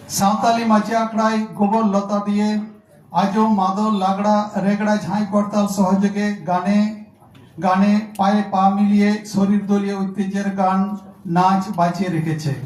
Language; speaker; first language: Bangla; non-native, local second language; Santali